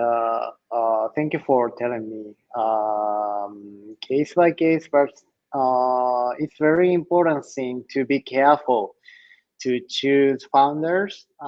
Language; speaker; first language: English; non-native, learner; Japanese